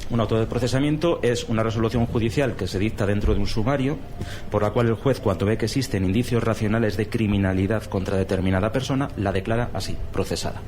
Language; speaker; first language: Spanish; native; Spanish